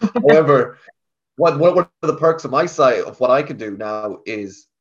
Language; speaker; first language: English; native; English